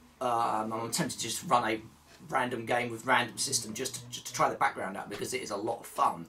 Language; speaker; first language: English; native; English